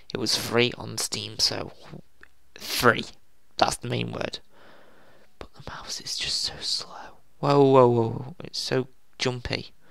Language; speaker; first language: English; native; English